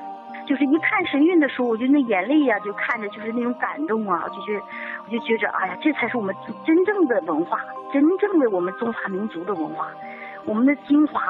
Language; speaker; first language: Chinese; native; Chinese